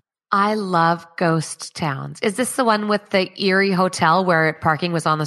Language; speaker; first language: English; native; English